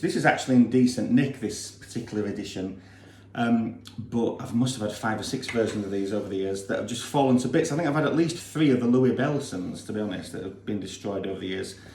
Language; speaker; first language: English; native; English